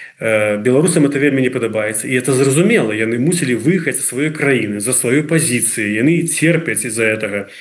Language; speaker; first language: Belarusian; non-native, local second language; Russian